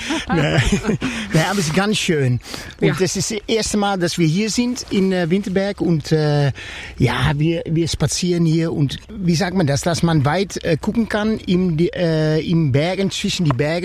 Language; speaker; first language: German; non-native, learner; Dutch